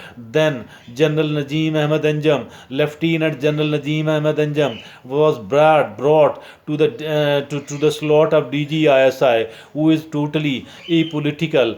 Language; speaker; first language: English; non-native, local second language; Urdu